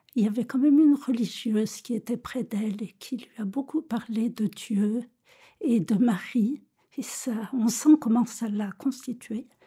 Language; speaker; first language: French; native; French